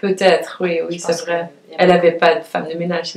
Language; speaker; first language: French; non-native, fluent; Dutch